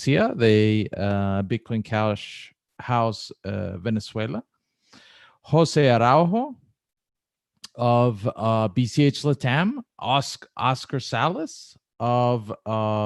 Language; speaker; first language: Spanish; non-native, fluent; English